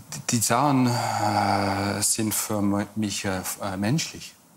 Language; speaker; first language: German; non-native, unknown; English